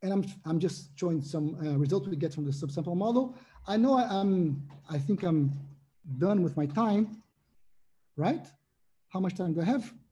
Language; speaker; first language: English; non-native, fluent; Portuguese